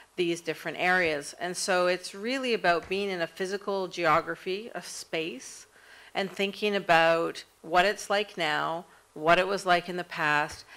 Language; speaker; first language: English; native; English